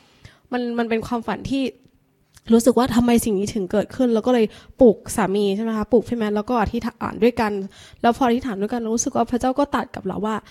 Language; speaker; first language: Thai; native; Thai